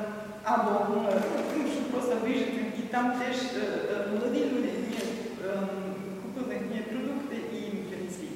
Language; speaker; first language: Ukrainian; non-native, learner; German